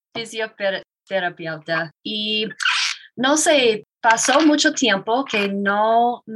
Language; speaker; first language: Spanish; non-native, learner; English